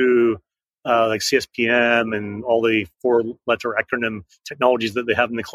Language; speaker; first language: English; native; English